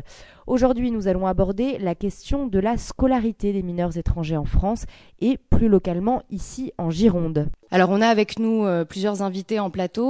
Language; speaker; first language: French; native; French